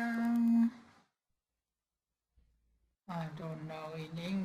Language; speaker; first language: English; non-native, learner; Vietnamese